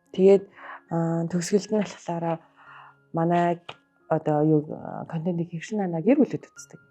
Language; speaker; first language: Mongolian; native; Mongolian